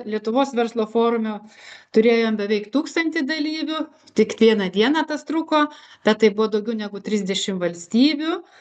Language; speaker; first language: Lithuanian; native; Lithuanian